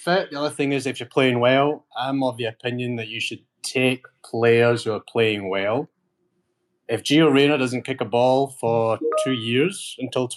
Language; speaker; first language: English; native; English